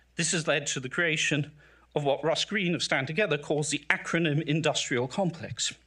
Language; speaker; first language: English; native; English